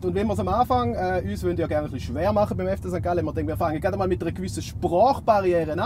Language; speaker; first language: German; native; German